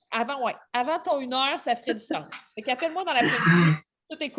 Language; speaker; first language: French; native; French